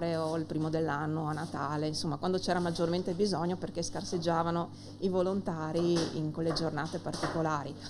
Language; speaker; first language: Italian; native; Italian